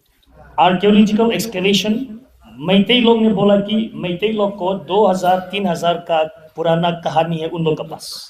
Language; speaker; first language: Hindi; non-native, local second language; Thado Chin